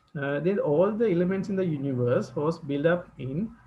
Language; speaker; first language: English; non-native, local second language; Sinhala